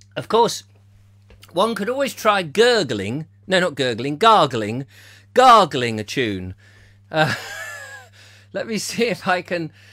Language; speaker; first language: English; native; English